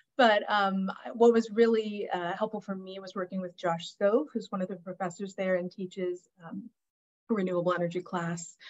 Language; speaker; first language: English; native; English